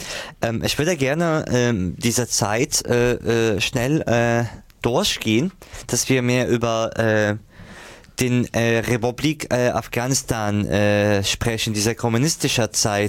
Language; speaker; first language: German; non-native, fluent; Arabic